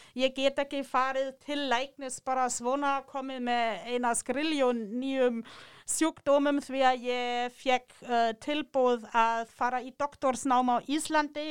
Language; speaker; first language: Icelandic; non-native, fluent; German